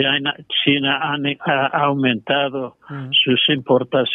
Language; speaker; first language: Spanish; non-native, fluent; English